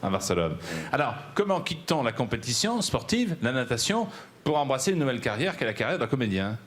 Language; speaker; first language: French; native; French